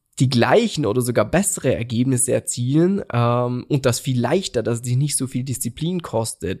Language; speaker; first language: German; native; German